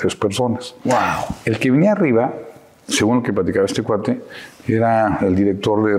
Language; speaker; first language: Spanish; native; Spanish